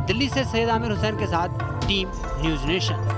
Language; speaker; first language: Hindi; native; Hindi